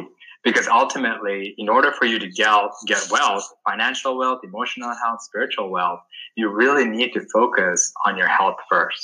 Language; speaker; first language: English; non-native, local second language; Sinhala